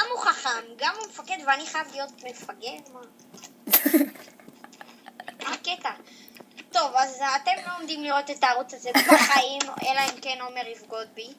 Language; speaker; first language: Hebrew; native; Hebrew